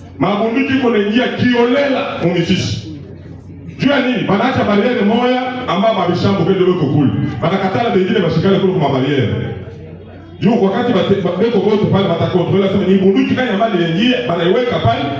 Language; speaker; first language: Swahili; native; Swahili